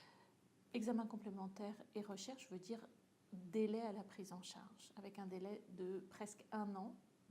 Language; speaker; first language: French; native; French